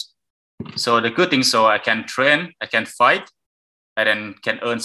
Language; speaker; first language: English; non-native, learner; Thai